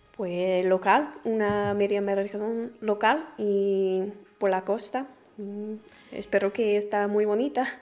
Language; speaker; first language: Spanish; non-native, learner; English